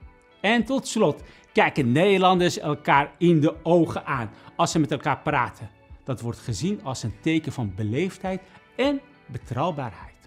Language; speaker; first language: Dutch; non-native, fluent; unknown